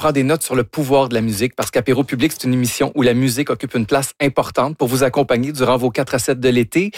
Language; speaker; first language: French; native; French